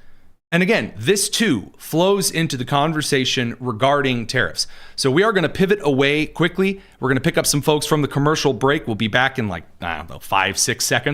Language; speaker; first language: English; native; English